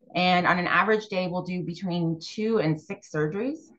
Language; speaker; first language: English; native; English